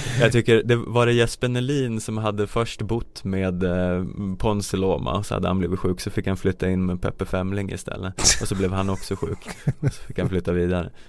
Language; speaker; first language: Swedish; native; Swedish